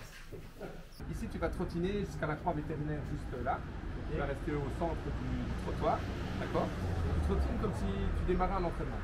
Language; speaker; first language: French; native; French